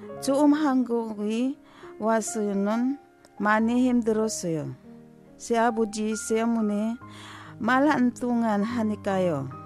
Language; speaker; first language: Korean; non-native, learner; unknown